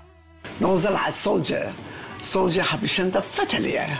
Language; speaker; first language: Chinese; non-native, learner; Finnish